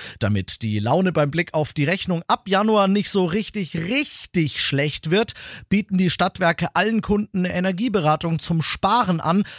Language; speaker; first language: German; native; German